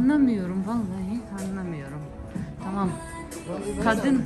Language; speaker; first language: Turkish; non-native, learner; Russian